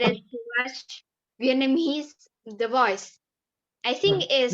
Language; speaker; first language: English; non-native, learner; Vietnamese